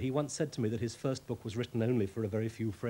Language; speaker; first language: English; native; English